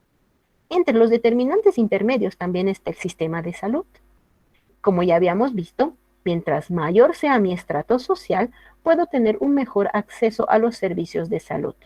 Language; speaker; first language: Spanish; native; Spanish